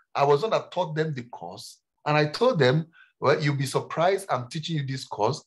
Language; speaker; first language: English; non-native, local second language; Yoruba